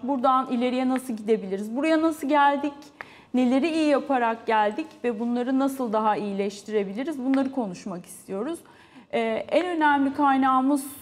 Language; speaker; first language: Turkish; native; Turkish